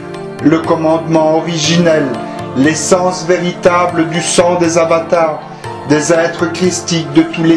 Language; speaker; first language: French; native; French